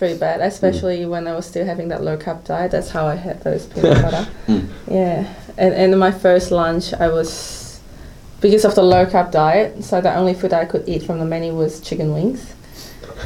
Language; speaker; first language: English; non-native, local second language; Cantonese